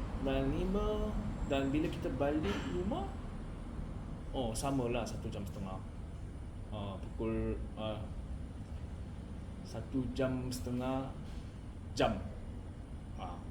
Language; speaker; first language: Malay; non-native, learner; Korean